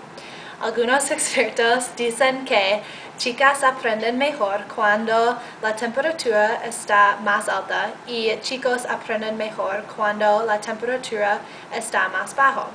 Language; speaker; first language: Spanish; non-native, learner; English